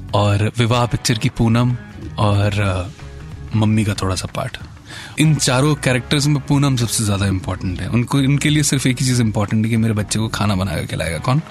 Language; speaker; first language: Hindi; native; Hindi